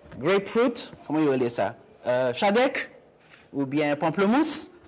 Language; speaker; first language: Haitian Creole; non-native, fluent; Hebrew